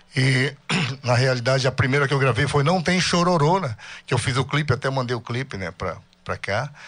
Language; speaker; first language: Portuguese; native; Portuguese